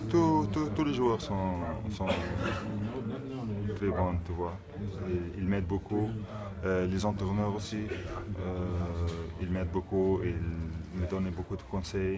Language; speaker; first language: French; non-native, local second language; Arabic